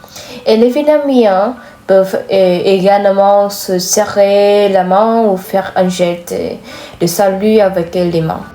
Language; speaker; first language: French; non-native, fluent; Vietnamese